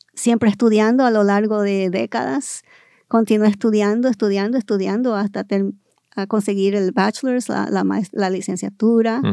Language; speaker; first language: Spanish; early bilingual, heritage; Spanish